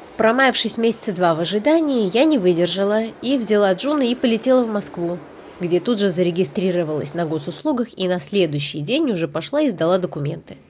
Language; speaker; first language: Russian; native; Russian